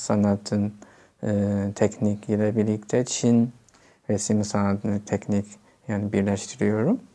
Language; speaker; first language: Turkish; non-native, fluent; Chinese